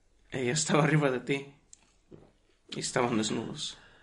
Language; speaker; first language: Spanish; early bilingual, heritage; Spanish